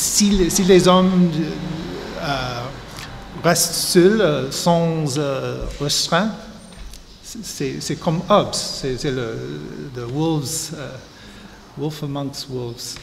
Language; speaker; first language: French; non-native, fluent; English